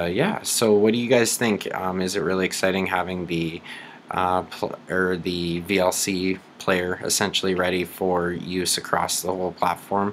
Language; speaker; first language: English; native; English